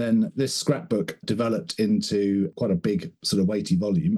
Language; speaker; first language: English; native; English